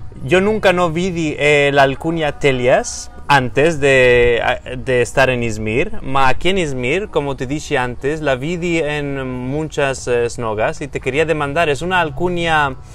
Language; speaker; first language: Spanish; non-native, fluent; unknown